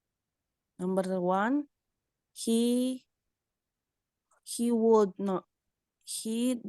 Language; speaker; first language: English; non-native, learner; Indonesian